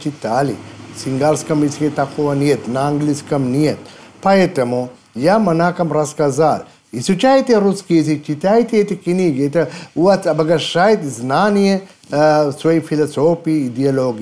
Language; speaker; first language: Russian; non-native, fluent; Sinhala